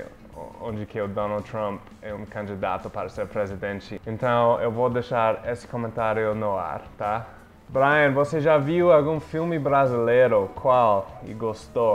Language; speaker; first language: Portuguese; non-native, fluent; English